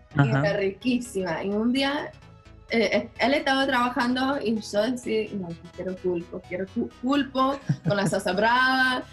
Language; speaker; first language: Spanish; non-native, learner; English